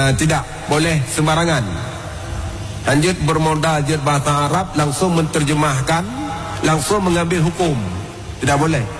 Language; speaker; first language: Indonesian; non-native, local second language; Achinese